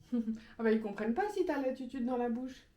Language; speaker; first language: French; native; French